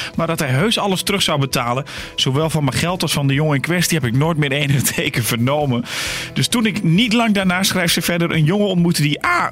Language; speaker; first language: Dutch; native; Dutch